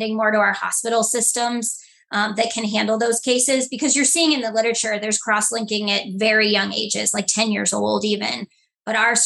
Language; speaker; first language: English; native; English